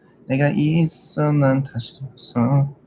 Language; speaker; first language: Korean; non-native, learner; English